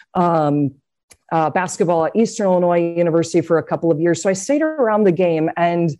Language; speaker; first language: English; native; English